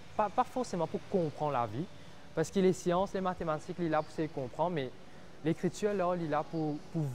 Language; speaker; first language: French; non-native, local second language; Morisyen